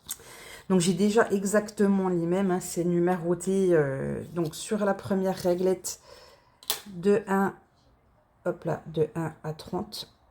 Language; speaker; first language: French; native; French